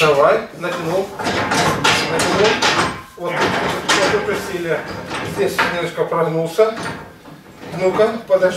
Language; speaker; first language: Russian; native; Russian